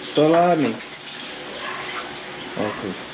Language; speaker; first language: Spanish; non-native, learner; English